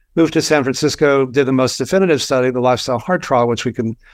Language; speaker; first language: English; native; English